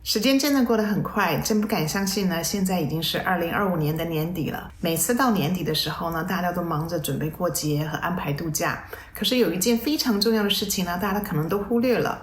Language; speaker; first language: Chinese; native; Chinese